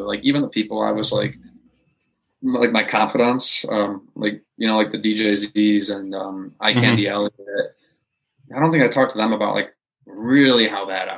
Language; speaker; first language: English; native; English